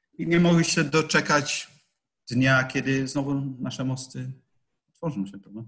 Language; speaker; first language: Polish; non-native, fluent; English